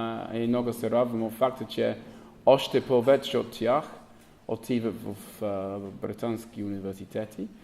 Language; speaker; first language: Bulgarian; non-native, learner; English